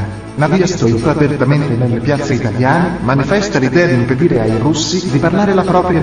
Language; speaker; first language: Italian; native; Italian